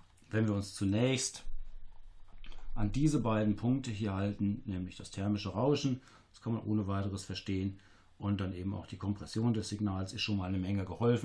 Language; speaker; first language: German; native; German